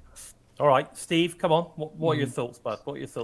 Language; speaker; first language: English; native; English